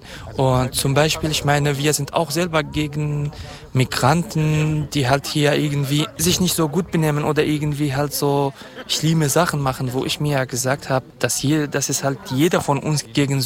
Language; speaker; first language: German; non-native, fluent; Kurdish